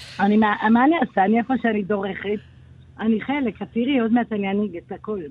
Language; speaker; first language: Hebrew; native; Hebrew